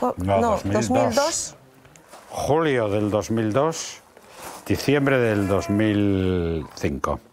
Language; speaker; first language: Spanish; native; Spanish